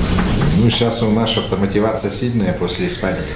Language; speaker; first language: Russian; native; Russian